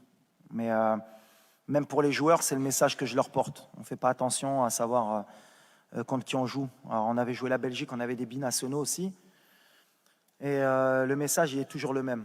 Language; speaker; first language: French; native; French